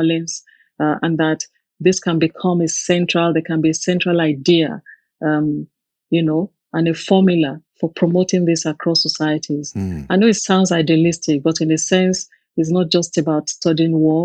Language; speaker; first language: English; non-native, local second language; Yoruba